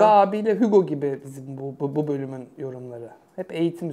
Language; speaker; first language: Turkish; native; Turkish